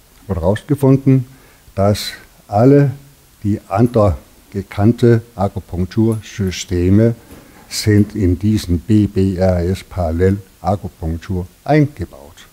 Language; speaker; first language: German; non-native, learner; Danish